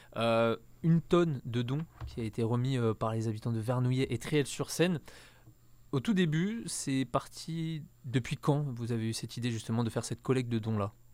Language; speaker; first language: French; native; French